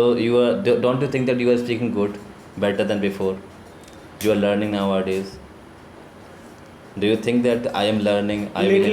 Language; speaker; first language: English; non-native, local second language; Hindi